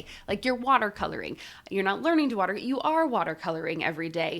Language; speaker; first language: English; native; English